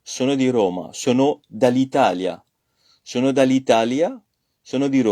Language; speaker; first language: Italian; non-native, fluent; French